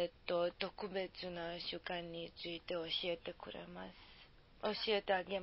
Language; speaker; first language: Japanese; non-native, learner; Serbian